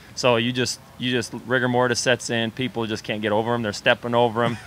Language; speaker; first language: English; native; English